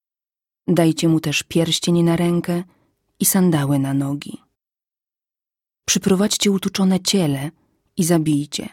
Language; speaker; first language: Polish; native; Polish